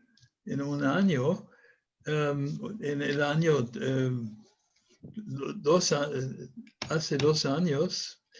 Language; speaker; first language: Spanish; non-native, fluent; German